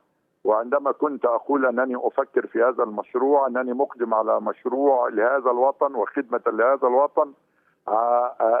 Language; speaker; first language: Arabic; native; Arabic